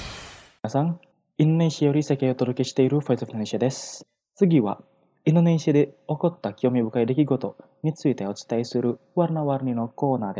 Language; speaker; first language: Japanese; non-native, fluent; Indonesian